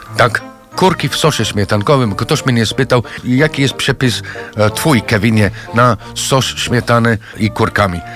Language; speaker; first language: Polish; non-native, fluent; English